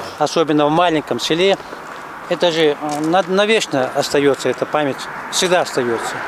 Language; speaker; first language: Russian; non-native, local second language; Ingush